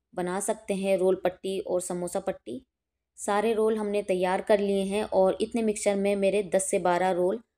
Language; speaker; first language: Hindi; native; Hindi